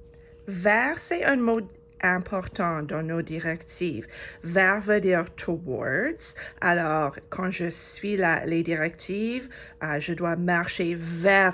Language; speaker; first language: French; non-native, fluent; English